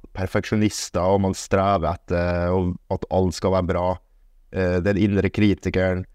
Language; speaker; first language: Norwegian; early bilingual, other home language; German